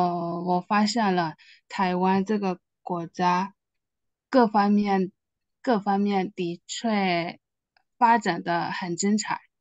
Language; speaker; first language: Chinese; non-native, learner; Burmese